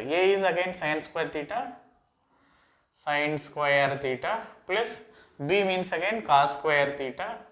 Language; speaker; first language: English; non-native, local second language; Telugu